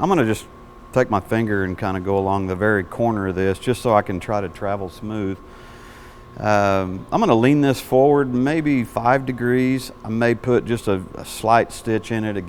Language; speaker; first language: English; native; English